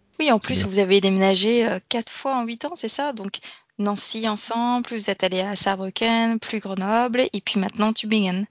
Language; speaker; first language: French; native; French